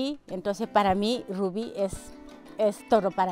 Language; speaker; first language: Spanish; non-native, fluent; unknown